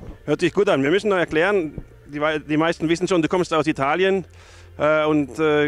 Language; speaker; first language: German; native; German